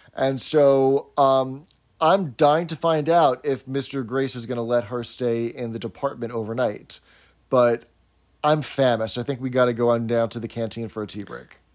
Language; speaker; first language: English; native; English